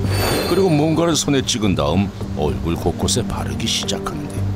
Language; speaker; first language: Korean; native; Korean